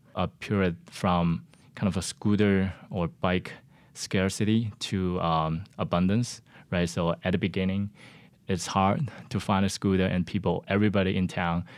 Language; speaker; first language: English; non-native, fluent; Chinese